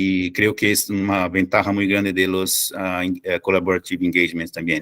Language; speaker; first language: Spanish; non-native, fluent; Portuguese